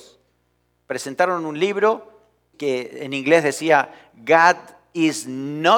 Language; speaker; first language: Spanish; native; Spanish